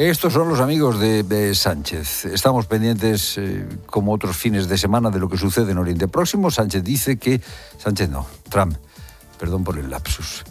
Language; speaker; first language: Spanish; native; Spanish